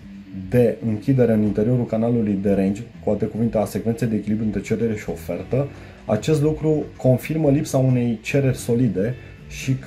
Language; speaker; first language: Romanian; native; Romanian